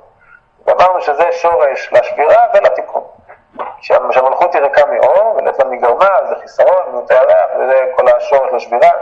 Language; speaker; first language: Hebrew; native; Hebrew